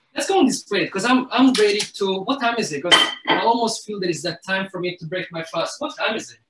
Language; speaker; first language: English; early bilingual, other home language; Somali